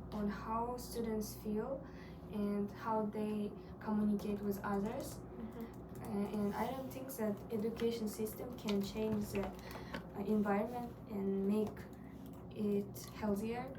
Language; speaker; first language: English; non-native, learner; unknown